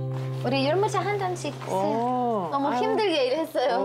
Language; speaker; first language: Korean; non-native, learner; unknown